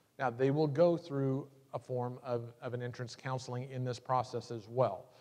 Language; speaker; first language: English; native; English